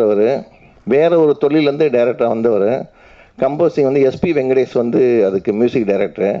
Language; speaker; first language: Tamil; native; Tamil